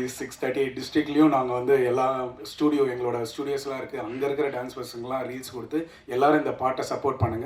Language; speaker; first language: Tamil; native; Tamil